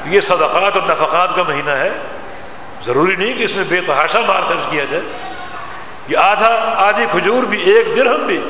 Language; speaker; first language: Urdu; non-native, local second language; Punjabi